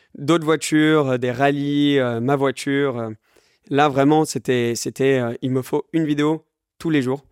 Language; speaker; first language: French; early bilingual, other home language; English